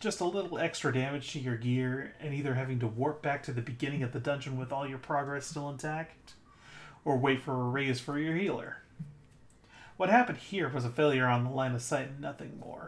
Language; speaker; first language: English; native; English